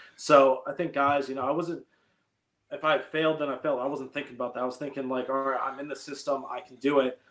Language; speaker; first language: English; native; English